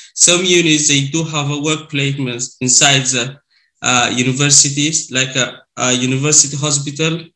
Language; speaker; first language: English; non-native, learner; Arabic